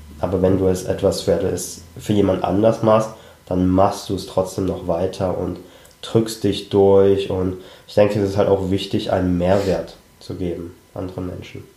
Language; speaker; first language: German; early bilingual, other home language; Cantonese